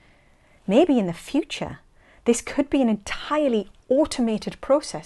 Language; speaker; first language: English; native; English